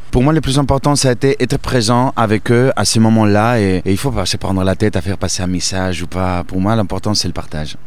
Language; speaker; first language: French; non-native, fluent; Spanish